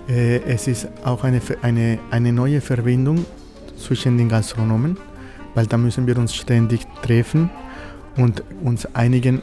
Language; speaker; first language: German; non-native, fluent; Spanish